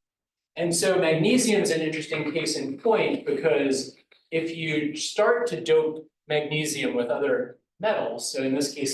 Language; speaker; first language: English; native; English